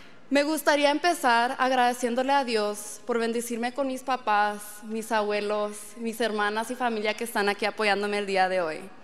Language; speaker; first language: Spanish; early bilingual, heritage; Spanish